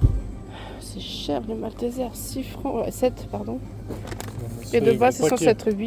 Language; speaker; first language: French; native; French